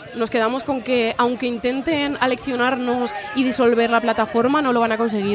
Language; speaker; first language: Spanish; native; Spanish